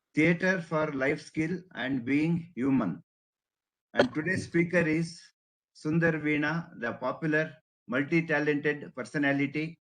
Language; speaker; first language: English; non-native, local second language; Kannada